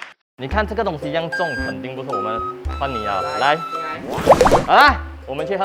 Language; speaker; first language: Chinese; native; Chinese